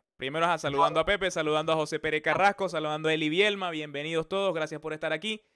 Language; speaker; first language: Spanish; native; Spanish